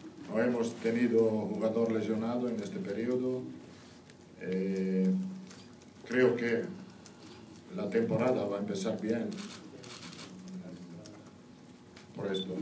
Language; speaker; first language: Spanish; non-native, fluent; Italian